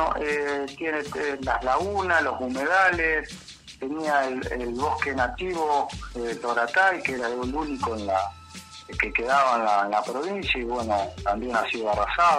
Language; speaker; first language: Spanish; native; Spanish